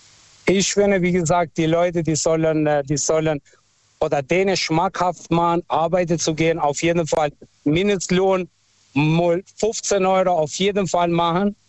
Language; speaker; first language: German; non-native, fluent; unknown